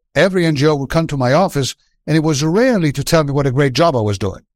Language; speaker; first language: English; non-native, fluent; Greek